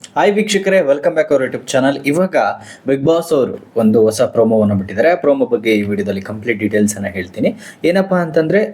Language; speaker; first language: Kannada; native; Kannada